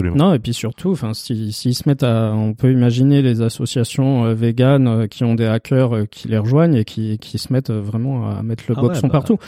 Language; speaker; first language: French; native; French